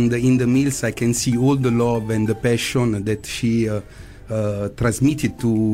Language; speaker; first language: English; non-native, fluent; Italian